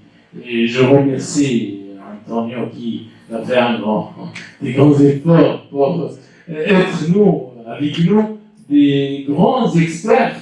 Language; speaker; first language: French; non-native, local second language; Arabic